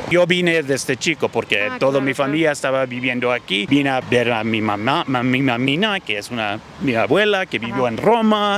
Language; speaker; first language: Spanish; early bilingual, heritage; English